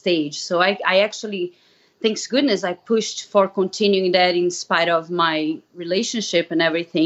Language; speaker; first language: English; non-native, fluent; Portuguese